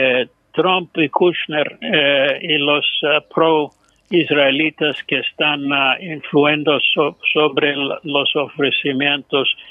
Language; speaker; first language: Spanish; non-native, fluent; English